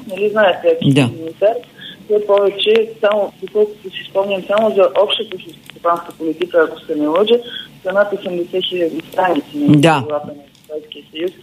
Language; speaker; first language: Bulgarian; native; Bulgarian